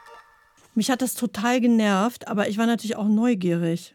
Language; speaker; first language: German; native; German